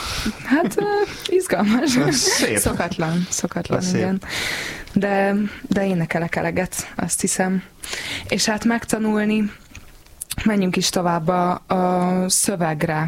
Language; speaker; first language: Hungarian; native; Hungarian